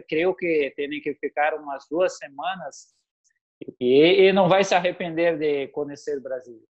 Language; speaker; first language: Spanish; non-native, learner; Portuguese